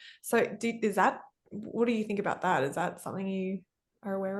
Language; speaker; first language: English; native; English